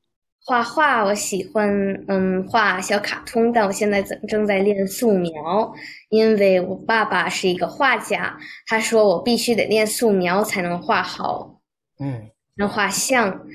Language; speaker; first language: Chinese; early bilingual, heritage; Chinese